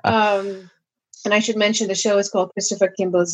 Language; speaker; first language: English; non-native, local second language; Gujarati